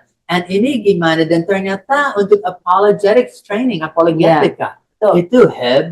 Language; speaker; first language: Indonesian; non-native, fluent; English